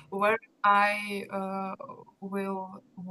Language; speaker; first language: English; non-native, learner; Russian